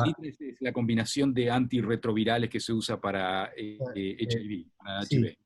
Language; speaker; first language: Spanish; native; Spanish